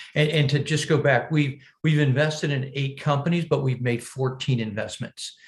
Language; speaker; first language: English; native; English